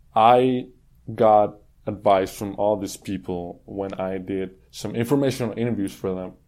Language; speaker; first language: English; non-native, fluent; Spanish